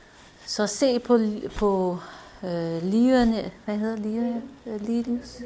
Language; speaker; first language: Danish; non-native, fluent; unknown